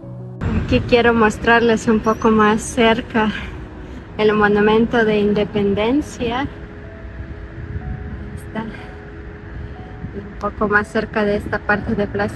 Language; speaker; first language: Spanish; non-native, fluent; Ukrainian